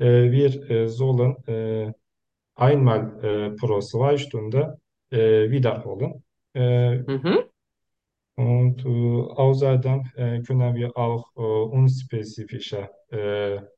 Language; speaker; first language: German; non-native, learner; Turkish